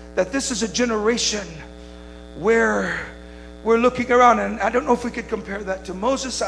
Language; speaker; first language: English; native; English